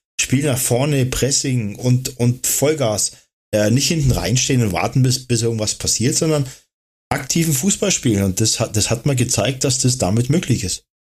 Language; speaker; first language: German; native; German